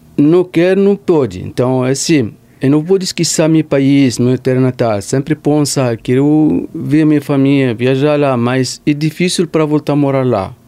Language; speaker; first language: Portuguese; non-native, learner; Arabic